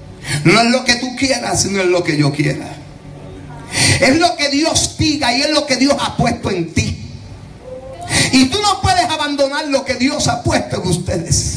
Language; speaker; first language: Spanish; native; Spanish